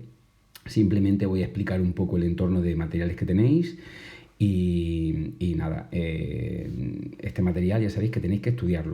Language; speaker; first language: Spanish; native; Spanish